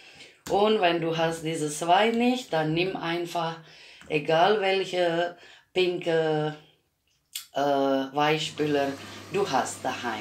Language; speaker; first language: German; non-native, learner; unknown